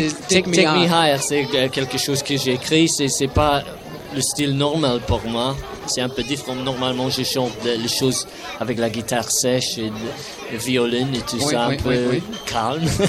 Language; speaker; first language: French; non-native, fluent; English